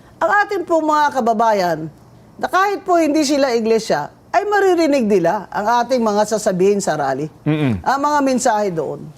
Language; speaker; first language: Filipino; non-native, local second language; Hiligaynon